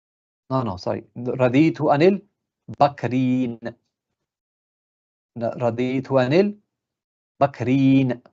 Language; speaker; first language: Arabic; non-native, fluent; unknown